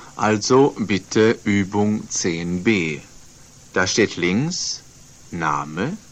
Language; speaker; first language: German; non-native, fluent; Swedish